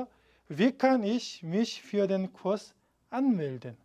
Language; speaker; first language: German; non-native, fluent; Korean